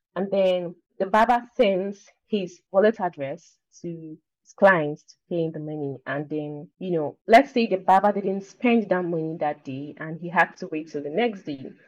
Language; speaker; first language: English; non-native, local second language; Igbo